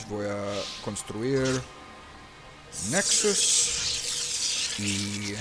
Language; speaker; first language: Spanish; non-native, learner; English